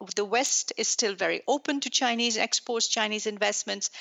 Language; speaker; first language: English; non-native, local second language; Urdu